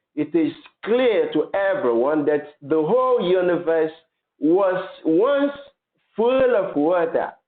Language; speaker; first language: English; non-native, local second language; Yoruba